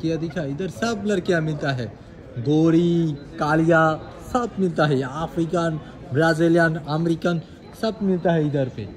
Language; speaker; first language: Hindi; non-native, learner; Bangla